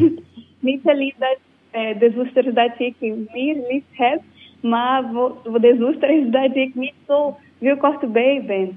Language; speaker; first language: Dutch; non-native, learner; Portuguese